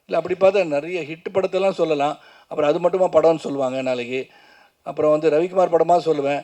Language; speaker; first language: Tamil; native; Tamil